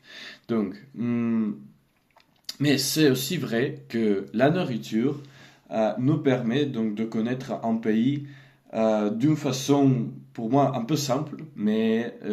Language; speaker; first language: French; non-native, learner; Russian